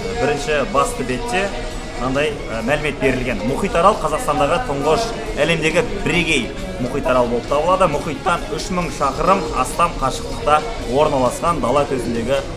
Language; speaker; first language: Kazakh; native; Kazakh